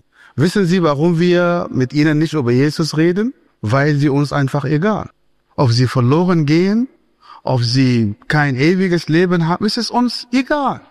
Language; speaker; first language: German; non-native, fluent; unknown